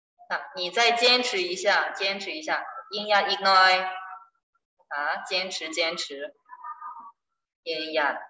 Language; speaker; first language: Chinese; non-native, fluent; Thai